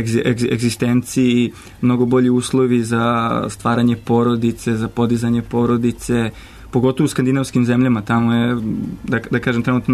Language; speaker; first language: Serbian; native; Serbian